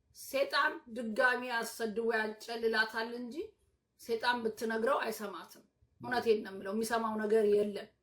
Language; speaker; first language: Amharic; native; Amharic